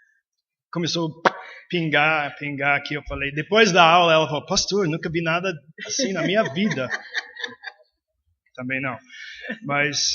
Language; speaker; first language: Portuguese; non-native, fluent; English